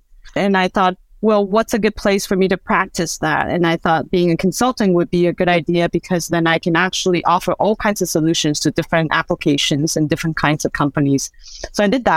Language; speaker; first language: English; non-native, fluent; Chinese